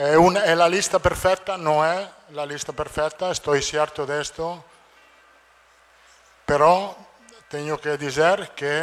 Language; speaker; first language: Portuguese; non-native, learner; Italian